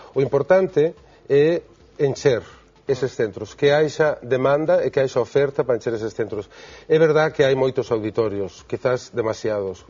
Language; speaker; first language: Galician; non-native, local second language; Spanish